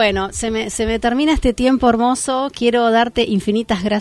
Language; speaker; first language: Spanish; native; Spanish